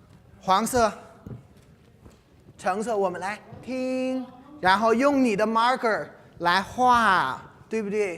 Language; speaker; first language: Chinese; non-native, fluent; English